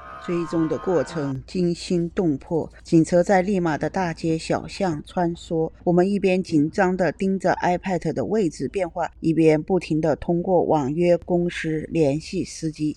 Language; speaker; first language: Chinese; native; Chinese